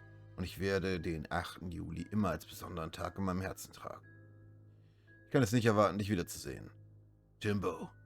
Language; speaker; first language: German; native; German